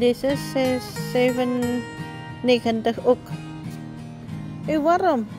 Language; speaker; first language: Dutch; non-native, learner; Indonesian